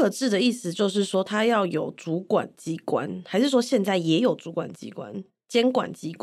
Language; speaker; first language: Chinese; native; Chinese